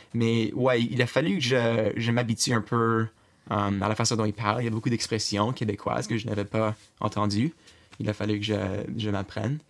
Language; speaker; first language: French; native; French